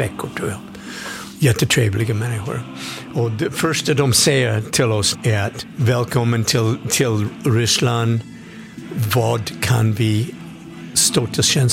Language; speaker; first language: Swedish; non-native, fluent; English